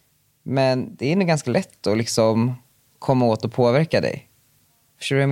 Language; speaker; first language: Swedish; native; Swedish